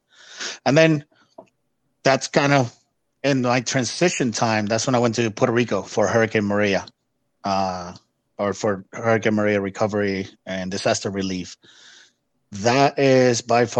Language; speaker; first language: English; non-native, fluent; Spanish